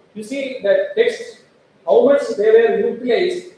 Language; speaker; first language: English; non-native, local second language; Malayalam